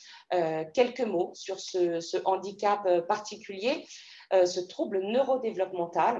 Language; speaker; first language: French; native; French